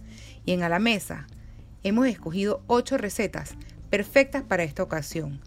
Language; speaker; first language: Spanish; native; Spanish